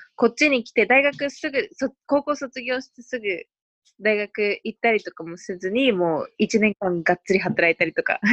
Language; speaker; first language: Japanese; early bilingual, other home language; Spanish